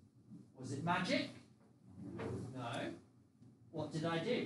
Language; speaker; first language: English; native; English